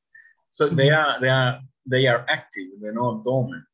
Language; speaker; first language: English; non-native, learner; Spanish